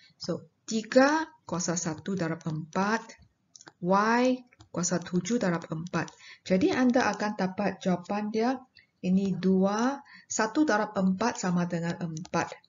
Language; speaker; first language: Malay; non-native, local second language; Chinese